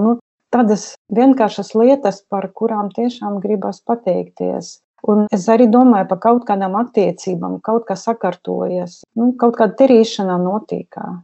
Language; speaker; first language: Latvian; non-native, local second language; Russian